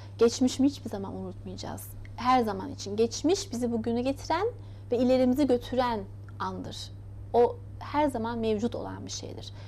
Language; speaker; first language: Turkish; early bilingual, heritage; Turkish